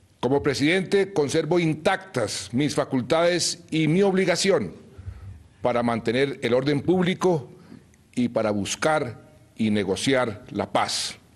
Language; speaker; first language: Spanish; native; Spanish